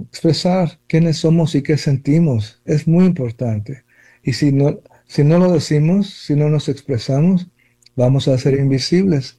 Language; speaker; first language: Spanish; early bilingual, heritage; Spanish